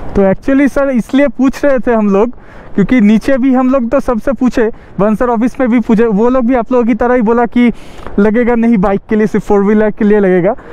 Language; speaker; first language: Hindi; non-native, local second language; Bangla